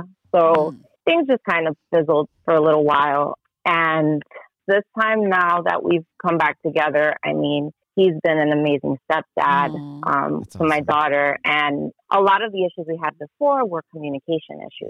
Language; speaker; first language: English; native; English